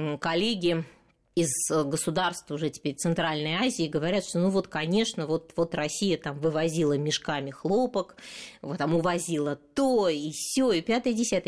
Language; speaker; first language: Russian; native; Russian